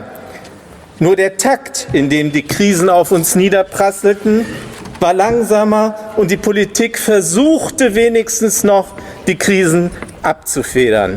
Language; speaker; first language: German; native; German